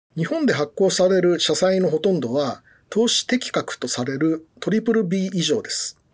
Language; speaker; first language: Japanese; native; Japanese